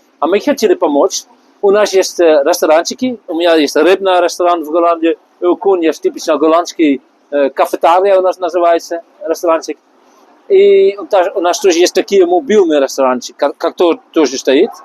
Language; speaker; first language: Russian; non-native, learner; Dutch